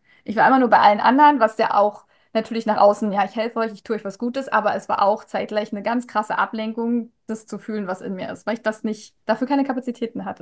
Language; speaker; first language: German; native; German